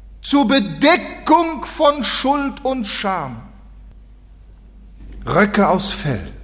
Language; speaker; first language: German; native; German